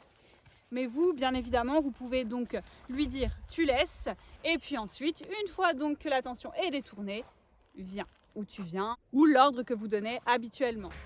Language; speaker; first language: French; native; French